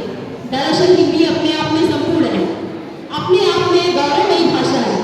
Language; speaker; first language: Hindi; native; Hindi